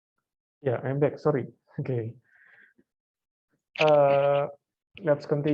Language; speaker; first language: English; non-native, fluent; Indonesian